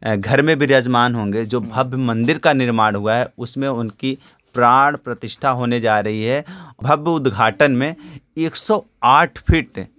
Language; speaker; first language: Hindi; native; Hindi